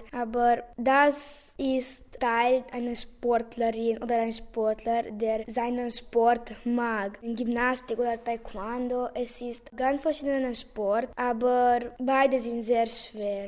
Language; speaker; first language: German; non-native, local second language; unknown